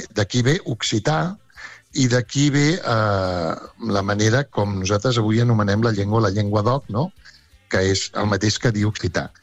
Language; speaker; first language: Catalan; native; Catalan